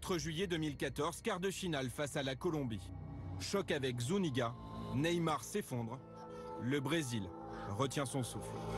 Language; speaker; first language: French; native; French